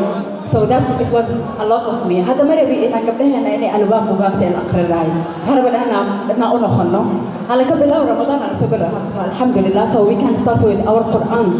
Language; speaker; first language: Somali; early bilingual, heritage; Somali